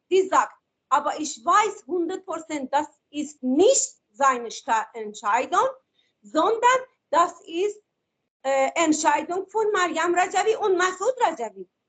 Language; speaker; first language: German; non-native, learner; Persian